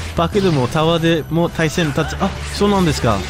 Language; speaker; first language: Japanese; non-native, fluent; French